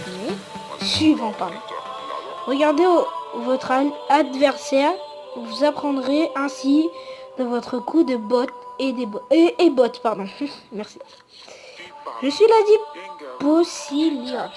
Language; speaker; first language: French; native; French